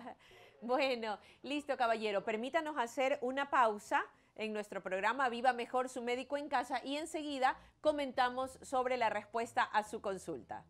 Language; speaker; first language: Spanish; native; Spanish